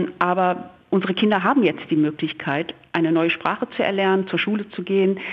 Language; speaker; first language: German; early bilingual, other home language; Turkish